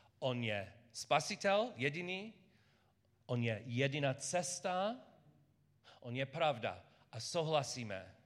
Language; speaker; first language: Czech; non-native, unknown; English